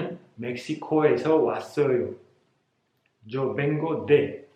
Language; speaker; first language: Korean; non-native, fluent; Spanish